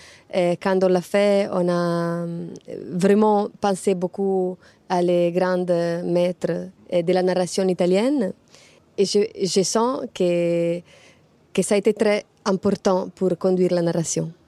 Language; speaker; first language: French; non-native, fluent; Italian